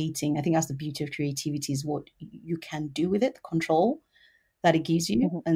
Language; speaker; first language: English; non-native, local second language; Yoruba